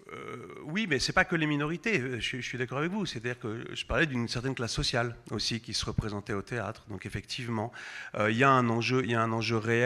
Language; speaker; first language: French; native; French